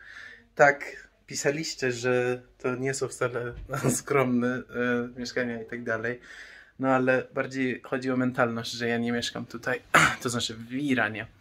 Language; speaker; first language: Polish; non-native, fluent; Persian